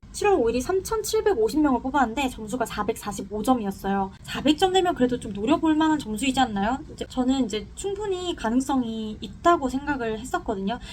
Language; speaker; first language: Korean; native; Korean